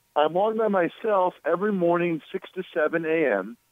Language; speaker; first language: English; native; English